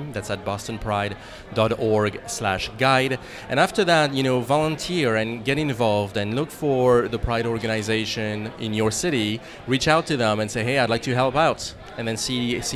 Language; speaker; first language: English; non-native, fluent; French